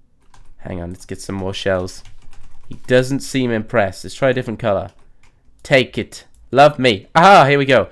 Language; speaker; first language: English; native; English